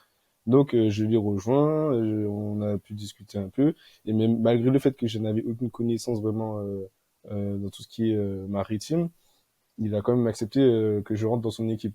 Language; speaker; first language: French; native; French